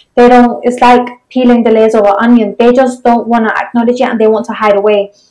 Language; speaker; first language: English; native; English